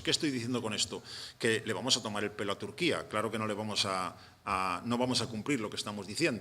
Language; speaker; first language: Spanish; native; Spanish